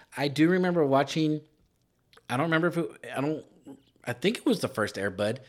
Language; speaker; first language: English; early bilingual, other home language; Spanish